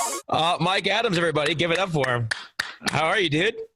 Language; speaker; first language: English; native; English